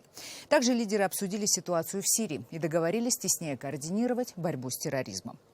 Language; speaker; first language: Russian; native; Russian